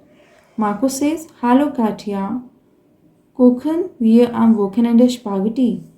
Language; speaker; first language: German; non-native, fluent; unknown